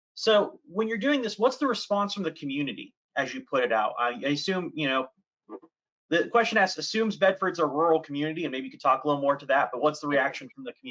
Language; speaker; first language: English; native; English